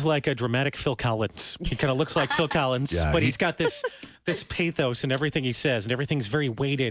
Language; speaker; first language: English; native; English